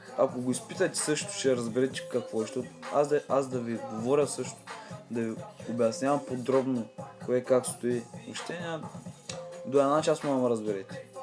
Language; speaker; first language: Bulgarian; early bilingual, other home language; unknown